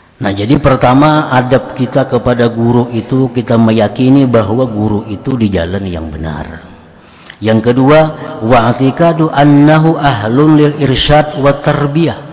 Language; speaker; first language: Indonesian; non-native, local second language; Banjar